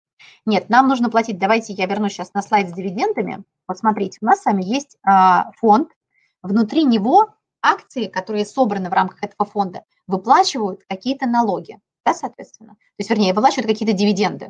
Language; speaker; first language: Russian; native; Russian